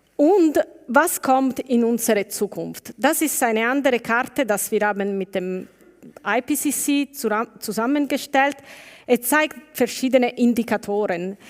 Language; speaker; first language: German; non-native, learner; Italian